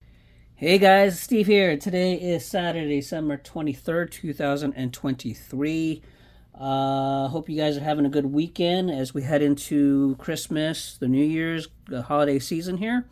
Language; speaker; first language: English; native; English